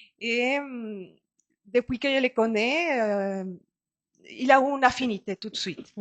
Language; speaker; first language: French; non-native, fluent; Spanish